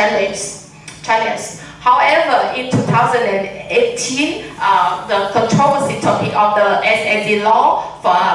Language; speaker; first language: English; non-native, learner; Vietnamese